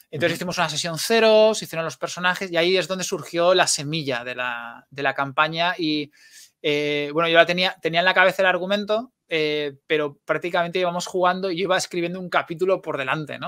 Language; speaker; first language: Spanish; native; Spanish